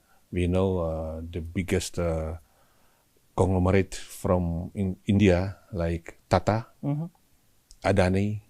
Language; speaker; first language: English; non-native, learner; Indonesian